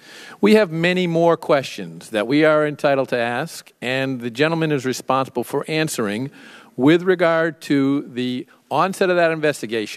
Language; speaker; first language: English; native; English